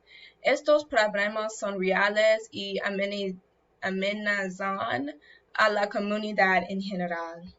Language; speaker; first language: Spanish; non-native, learner; English